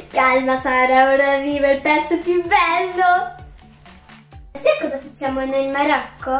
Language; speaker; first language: Italian; early bilingual, other home language; Arabic